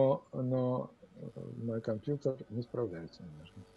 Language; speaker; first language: Russian; native; Russian